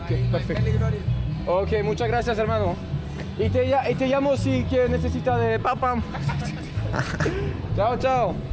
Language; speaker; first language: Spanish; non-native, learner; French